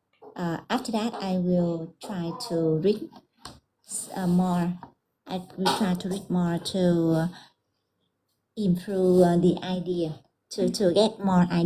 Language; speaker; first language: English; non-native, learner; Vietnamese